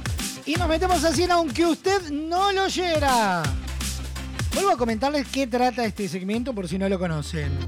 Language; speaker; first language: Spanish; native; Spanish